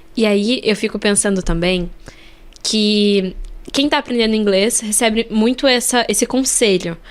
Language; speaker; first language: Portuguese; native; Portuguese